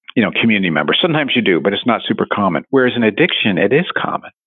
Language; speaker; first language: English; native; English